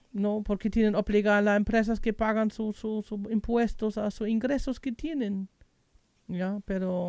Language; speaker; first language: Spanish; non-native, learner; German